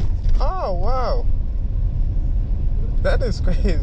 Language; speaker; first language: English; non-native, learner; Haitian Creole